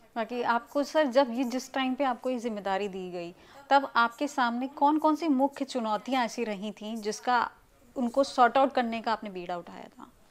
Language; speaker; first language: Hindi; native; Hindi